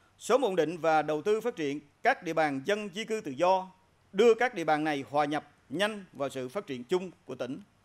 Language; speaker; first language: Vietnamese; non-native, local second language; Eastern Cham